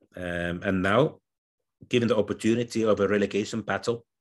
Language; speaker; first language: English; non-native, fluent; Finnish